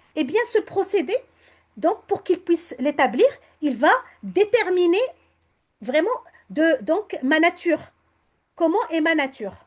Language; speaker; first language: French; non-native, local second language; Arabic